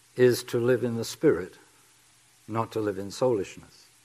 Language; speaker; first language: English; native; English